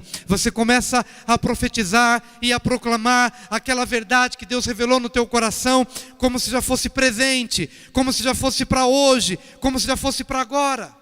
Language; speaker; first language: Portuguese; native; Portuguese